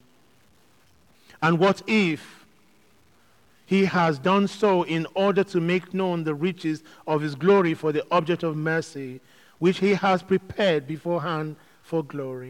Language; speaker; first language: English; non-native, local second language; Yoruba